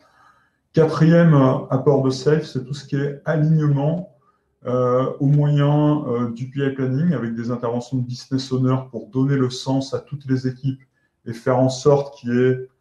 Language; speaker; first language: French; native; French